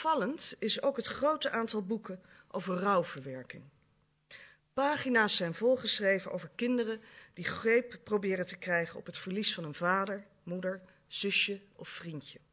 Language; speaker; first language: Dutch; native; Dutch